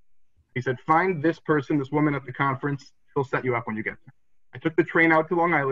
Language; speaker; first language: English; native; English